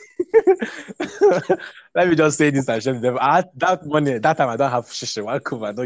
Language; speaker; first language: English; non-native, local second language; Igbo